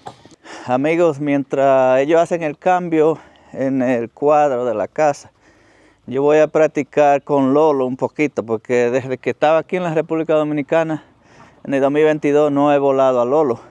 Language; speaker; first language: Spanish; native; Spanish